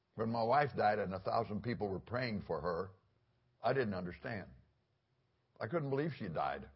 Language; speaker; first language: English; native; English